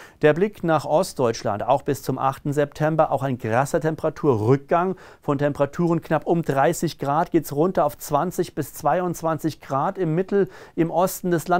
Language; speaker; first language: German; native; German